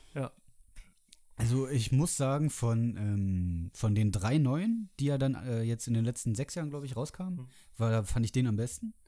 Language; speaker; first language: German; native; German